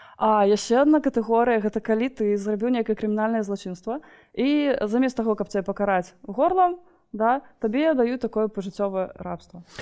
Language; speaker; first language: Belarusian; non-native, local second language; Russian